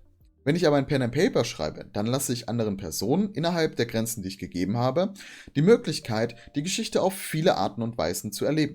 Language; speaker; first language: German; native; German